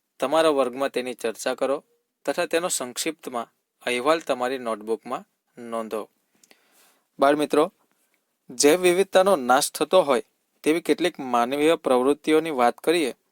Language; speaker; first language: Gujarati; native; Gujarati